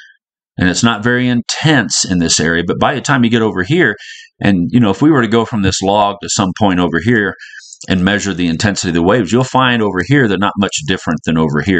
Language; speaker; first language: English; native; English